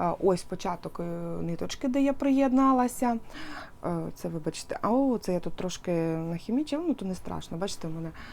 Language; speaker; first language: Ukrainian; non-native, local second language; Russian